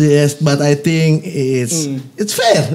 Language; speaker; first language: English; non-native, learner; Indonesian